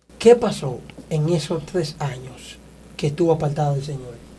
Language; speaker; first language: Spanish; native; Spanish